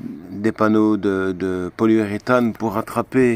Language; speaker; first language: French; native; French